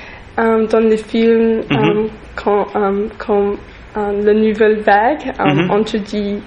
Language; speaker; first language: French; non-native, learner; English